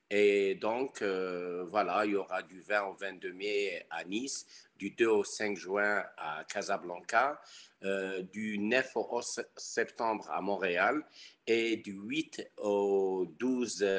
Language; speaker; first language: French; non-native, local second language; Arabic